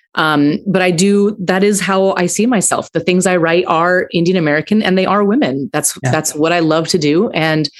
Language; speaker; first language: English; native; English